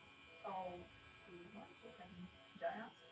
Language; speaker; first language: English; non-native, learner; Ukrainian